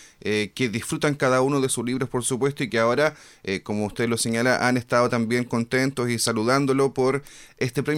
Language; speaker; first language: Spanish; native; Spanish